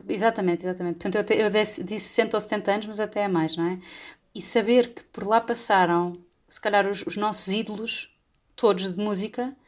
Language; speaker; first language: Portuguese; native; Portuguese